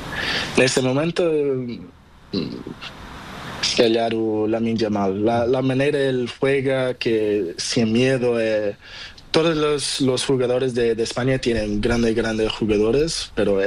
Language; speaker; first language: Spanish; non-native, learner; Portuguese